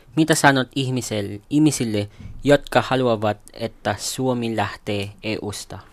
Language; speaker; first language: Finnish; non-native, learner; Filipino